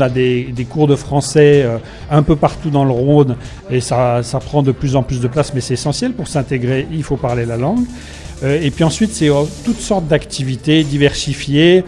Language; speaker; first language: French; native; French